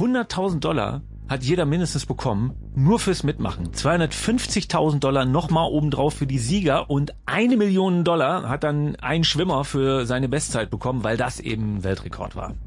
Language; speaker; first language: German; native; German